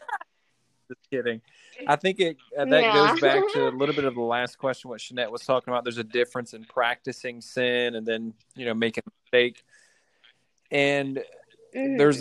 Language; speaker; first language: English; native; English